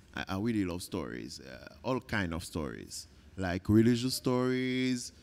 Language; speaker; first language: English; non-native, learner; Haitian Creole